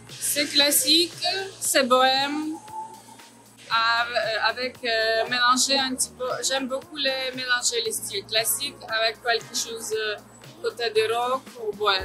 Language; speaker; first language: French; non-native, learner; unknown